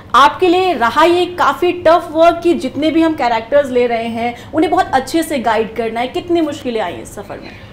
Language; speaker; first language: Hindi; native; Hindi